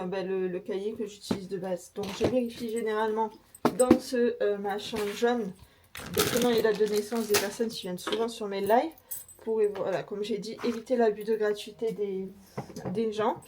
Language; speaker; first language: French; native; French